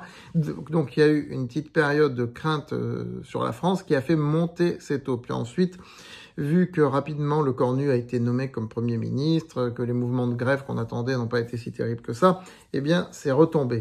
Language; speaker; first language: French; native; French